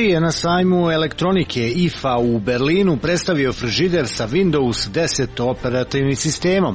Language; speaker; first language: Croatian; native; Croatian